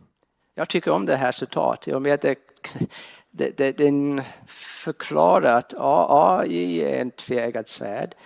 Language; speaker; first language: Swedish; non-native, fluent; English